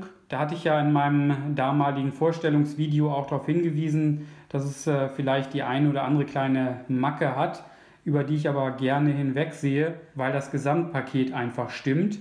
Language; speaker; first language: German; native; German